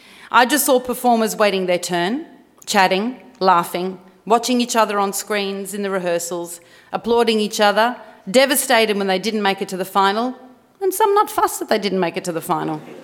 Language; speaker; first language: English; early bilingual, other home language; French